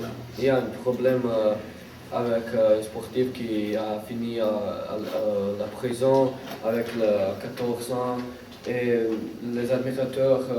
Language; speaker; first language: French; non-native, learner; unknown